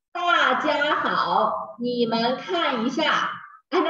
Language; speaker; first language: Chinese; non-native, learner; Thai